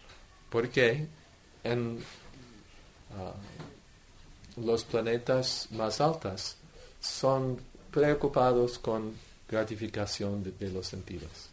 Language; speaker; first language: Spanish; non-native, fluent; English